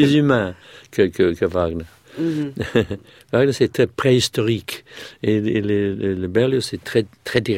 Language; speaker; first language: French; non-native, fluent; English